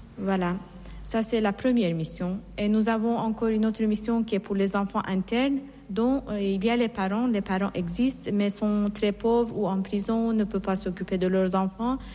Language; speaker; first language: French; non-native, fluent; Persian